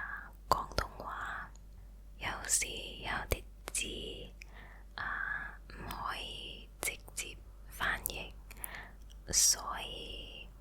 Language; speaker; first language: Cantonese; non-native, local second language; Chinese